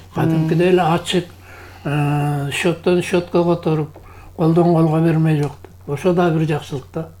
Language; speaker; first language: Kyrgyz; native; Kyrgyz